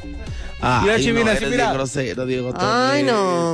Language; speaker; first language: Spanish; native; Spanish